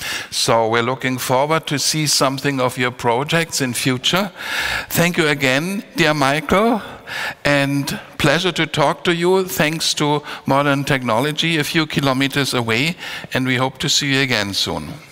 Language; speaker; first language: English; non-native, fluent; German